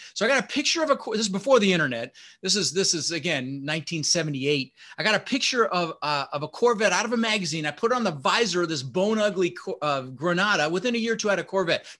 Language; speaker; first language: English; early bilingual, other home language; Dutch